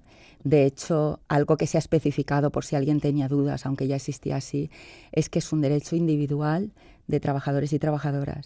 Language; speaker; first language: Spanish; native; Spanish